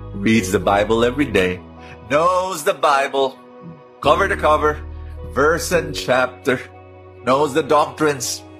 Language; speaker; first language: English; non-native, local second language; Filipino